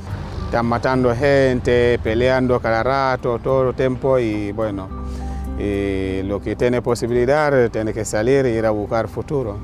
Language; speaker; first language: Spanish; non-native, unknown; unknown